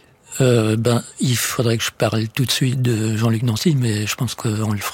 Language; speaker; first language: French; native; French